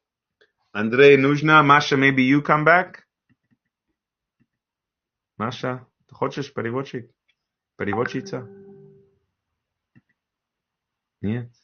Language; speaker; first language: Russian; non-native, learner; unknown